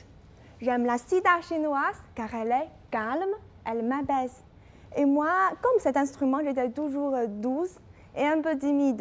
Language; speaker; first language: French; non-native, fluent; Chinese